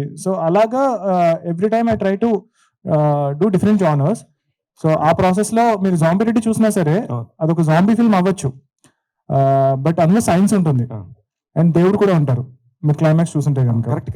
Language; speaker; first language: Telugu; native; Telugu